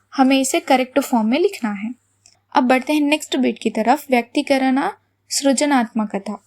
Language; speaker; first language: Hindi; non-native, local second language; Telugu